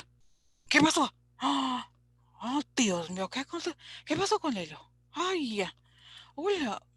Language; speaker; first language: Spanish; non-native, learner; English